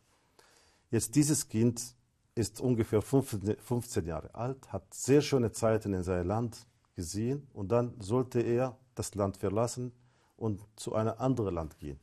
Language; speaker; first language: German; non-native, fluent; Arabic